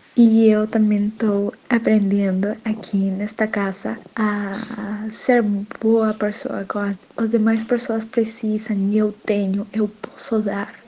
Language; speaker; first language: Portuguese; non-native, learner; Spanish